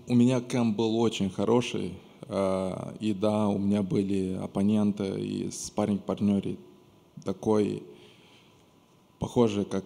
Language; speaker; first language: Russian; non-native, local second language; Romanian